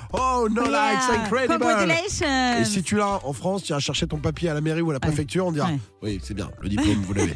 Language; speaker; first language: French; native; French